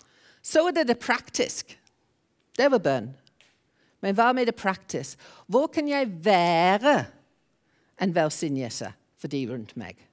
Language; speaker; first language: Norwegian; non-native, fluent; English